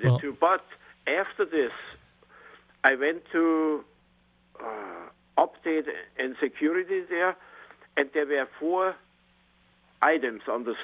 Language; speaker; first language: English; non-native, fluent; German